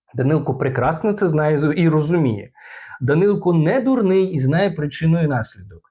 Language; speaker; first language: Ukrainian; non-native, local second language; Russian